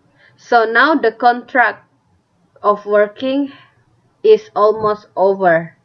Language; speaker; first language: English; non-native, fluent; Indonesian